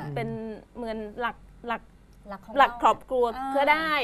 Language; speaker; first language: Thai; non-native, fluent; Khmer